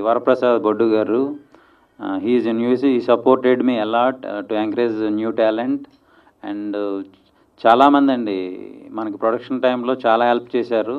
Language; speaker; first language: Telugu; native; Telugu